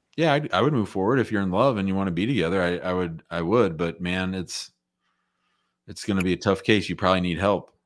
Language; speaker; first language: English; native; English